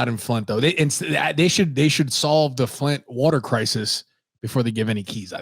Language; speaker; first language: English; native; English